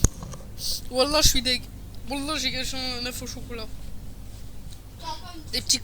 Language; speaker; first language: French; native; French